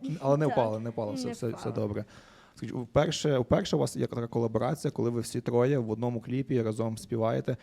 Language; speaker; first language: Ukrainian; native; Ukrainian